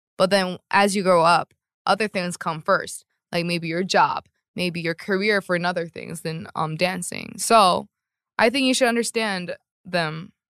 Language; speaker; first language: English; non-native, fluent; Korean